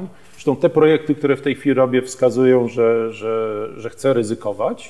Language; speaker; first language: Polish; native; Polish